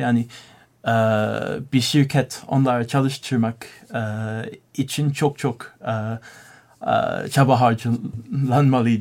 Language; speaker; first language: Turkish; non-native, learner; English